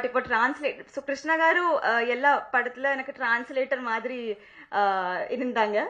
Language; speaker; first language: Tamil; non-native, learner; Telugu